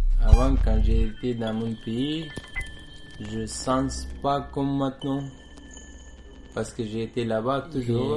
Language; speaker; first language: French; non-native, learner; Persian